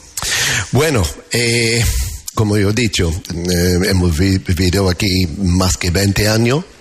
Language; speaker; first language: Spanish; non-native, learner; English